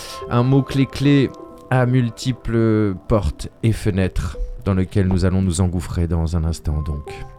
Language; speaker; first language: French; native; French